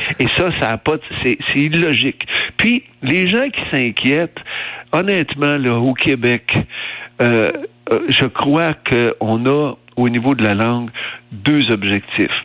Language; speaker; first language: French; native; French